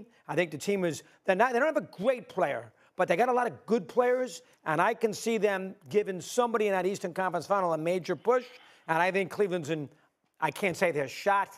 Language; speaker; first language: English; native; English